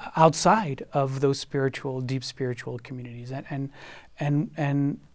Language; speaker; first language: English; non-native, fluent; French